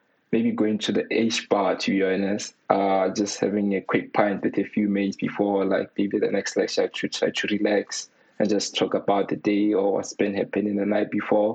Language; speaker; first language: English; non-native, local second language; Tswana